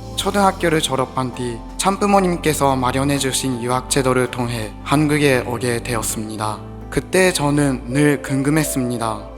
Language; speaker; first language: Korean; non-native, fluent; Japanese